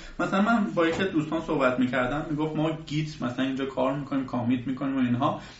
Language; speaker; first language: Persian; native; Persian